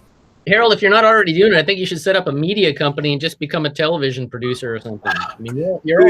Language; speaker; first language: English; native; English